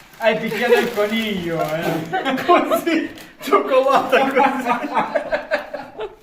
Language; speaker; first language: Italian; non-native, learner; Ukrainian